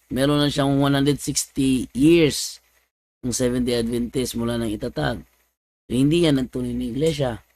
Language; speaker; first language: Filipino; non-native, local second language; Cebuano